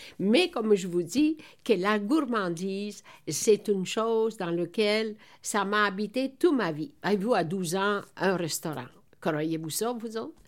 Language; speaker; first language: French; non-native, fluent; Italian